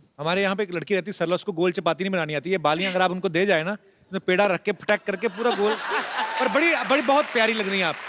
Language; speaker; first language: Hindi; non-native, local second language; Punjabi